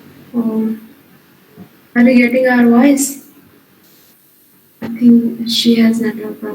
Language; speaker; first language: English; non-native, local second language; Hindi